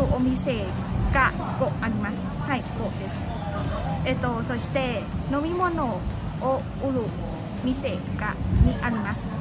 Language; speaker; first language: Japanese; non-native, learner; Thai